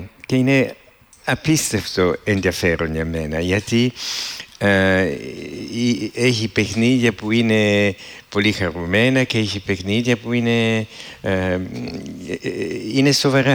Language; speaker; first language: Greek; non-native, fluent; Italian